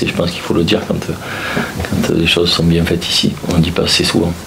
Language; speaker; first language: French; native; French